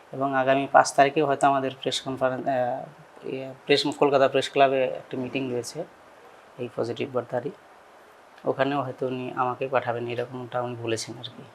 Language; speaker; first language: Bangla; native; Bangla